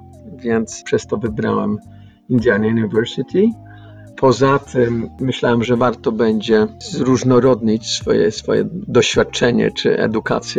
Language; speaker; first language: Polish; early bilingual, heritage; Polish